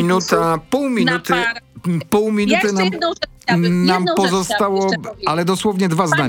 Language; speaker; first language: Polish; native; Polish